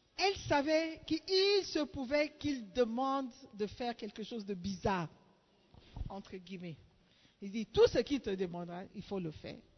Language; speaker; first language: French; non-native, fluent; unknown